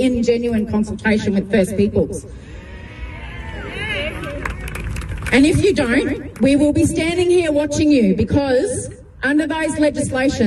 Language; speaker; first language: English; native; English